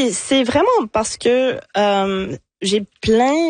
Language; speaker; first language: French; non-native, local second language; English